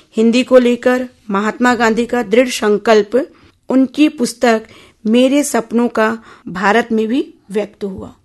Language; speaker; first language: Hindi; non-native, local second language; Odia